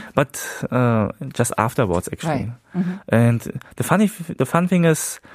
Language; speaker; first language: English; early bilingual, heritage; Korean